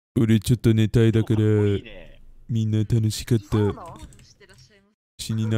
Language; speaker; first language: Japanese; non-native, learner; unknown